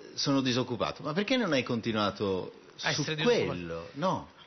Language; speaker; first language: Italian; native; Italian